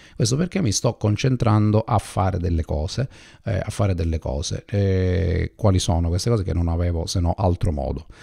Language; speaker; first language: Italian; native; Italian